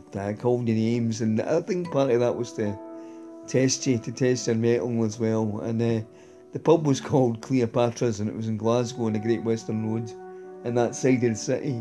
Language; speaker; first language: English; native; English